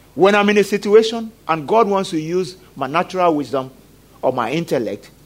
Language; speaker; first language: English; non-native, local second language; Yoruba